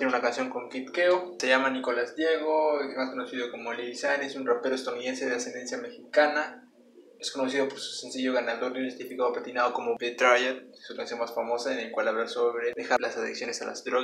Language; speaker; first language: Spanish; native; Spanish